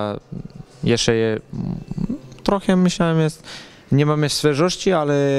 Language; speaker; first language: Polish; non-native, learner; Serbian